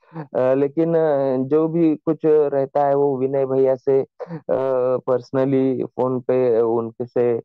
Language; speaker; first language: Hindi; non-native, local second language; Marathi